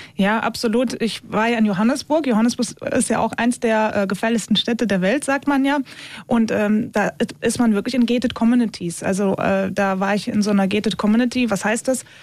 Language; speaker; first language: German; early bilingual, other home language; Turkish